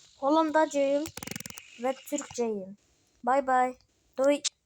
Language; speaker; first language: Turkish; early bilingual, heritage; Turkish